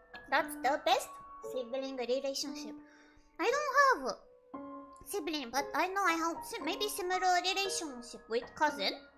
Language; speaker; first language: English; non-native, learner; Japanese